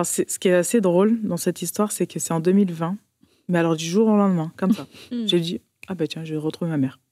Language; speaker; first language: French; early bilingual, other home language; Portuguese